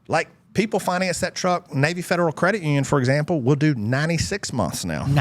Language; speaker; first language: English; native; English